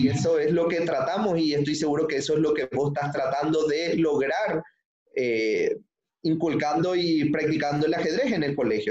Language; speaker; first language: Spanish; native; Spanish